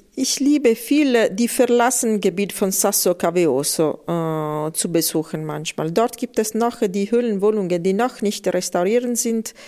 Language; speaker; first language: German; non-native, fluent; Italian